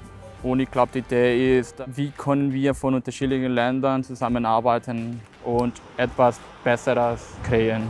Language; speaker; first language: German; non-native, fluent; Spanish